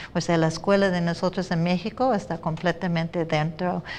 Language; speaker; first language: Spanish; non-native, fluent; English